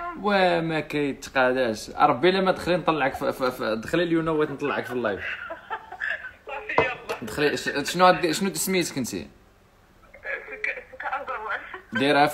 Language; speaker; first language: Arabic; native; Arabic